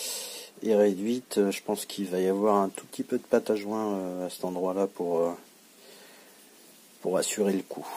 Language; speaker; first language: French; native; French